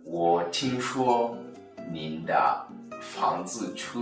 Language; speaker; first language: Chinese; non-native, learner; Swahili